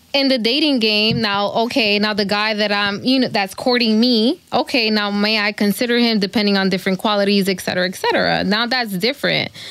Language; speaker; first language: English; native; English